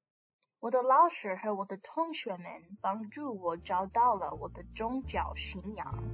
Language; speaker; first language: Chinese; non-native, learner; English